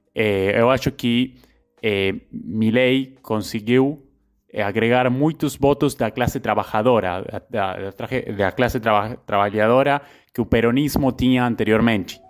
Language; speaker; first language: Portuguese; non-native, learner; Spanish